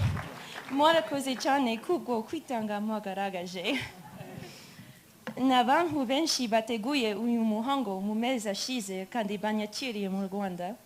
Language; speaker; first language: Kinyarwanda; non-native, learner; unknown